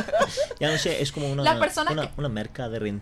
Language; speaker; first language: Spanish; non-native, learner; Turkish